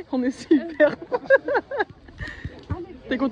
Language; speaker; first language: French; native; French